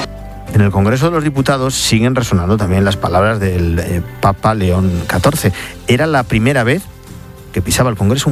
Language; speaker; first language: Spanish; native; Spanish